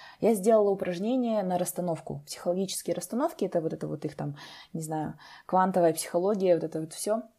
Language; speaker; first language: Russian; native; Russian